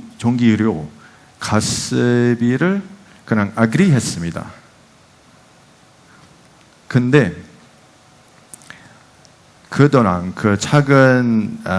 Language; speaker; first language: Korean; non-native, fluent; Dutch